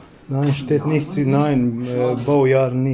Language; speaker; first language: German; non-native, learner; Croatian